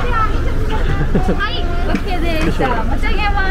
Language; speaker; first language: Japanese; native; Japanese